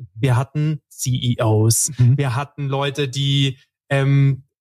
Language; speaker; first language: German; native; German